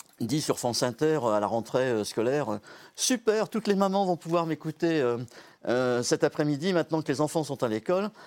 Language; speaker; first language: French; native; French